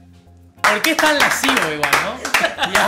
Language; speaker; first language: Spanish; native; Spanish